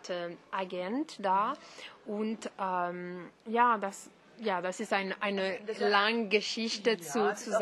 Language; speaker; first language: German; non-native, learner; French